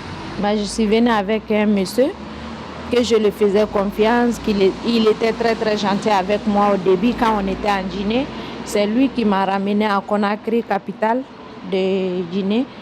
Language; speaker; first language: French; non-native, local second language; Mandingo